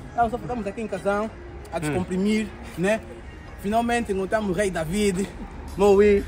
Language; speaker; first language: Portuguese; native; Portuguese